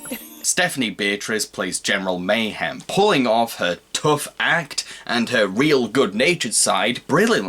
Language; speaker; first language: English; native; English